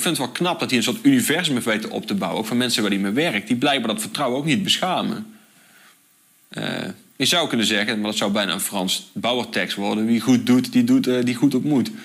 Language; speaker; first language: Dutch; native; Dutch